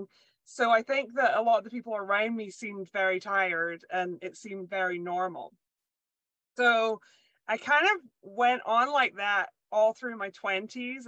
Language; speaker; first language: English; native; English